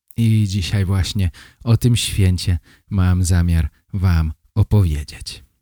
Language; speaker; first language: Polish; native; Polish